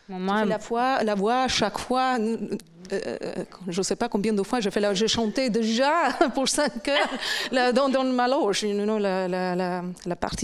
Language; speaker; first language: French; non-native, fluent; Albanian